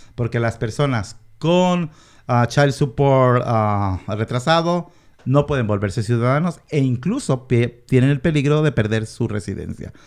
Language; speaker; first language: Spanish; native; Spanish